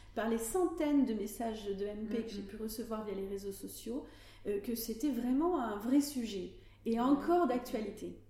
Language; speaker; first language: French; native; French